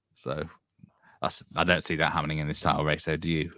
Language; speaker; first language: English; native; English